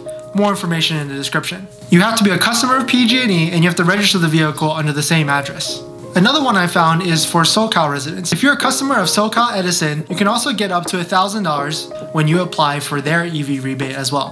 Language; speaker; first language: English; native; English